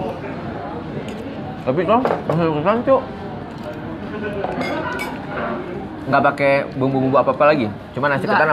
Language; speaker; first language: Indonesian; native; Indonesian